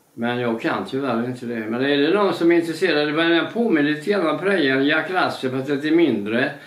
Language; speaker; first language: Swedish; native; Swedish